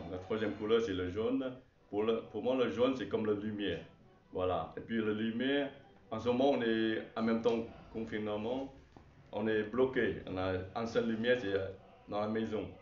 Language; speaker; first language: French; non-native, learner; Chinese